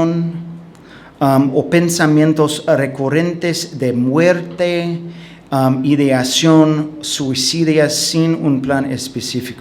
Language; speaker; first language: Spanish; non-native, fluent; English